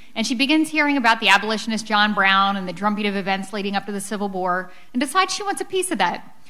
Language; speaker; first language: English; native; English